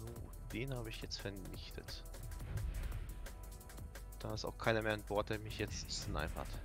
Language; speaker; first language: German; native; German